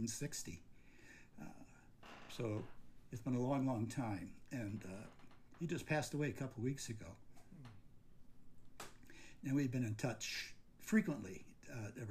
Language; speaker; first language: English; native; English